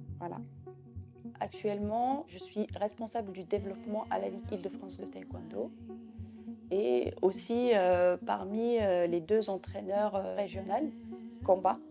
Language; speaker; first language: French; non-native, local second language; Kabyle